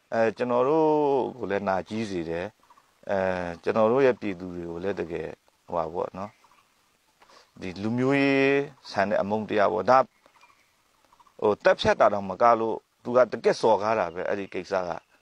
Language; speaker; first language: Burmese; native; Burmese